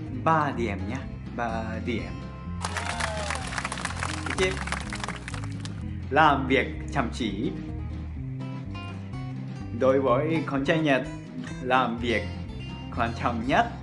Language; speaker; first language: Vietnamese; non-native, fluent; Japanese